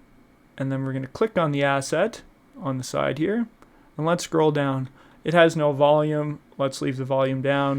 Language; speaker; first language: English; native; English